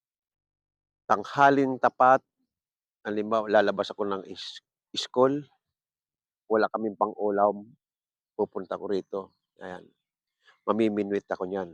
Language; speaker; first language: Filipino; native; Filipino